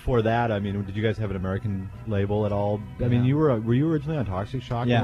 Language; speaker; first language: English; native; English